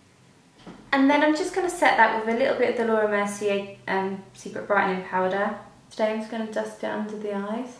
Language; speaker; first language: English; native; English